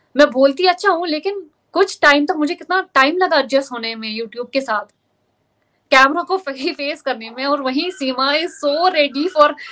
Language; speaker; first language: Hindi; non-native, local second language; Kashmiri